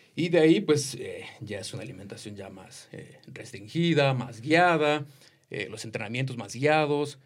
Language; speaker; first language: Spanish; native; Spanish